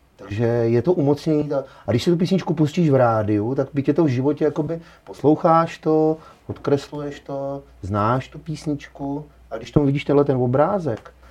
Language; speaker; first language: Czech; native; Czech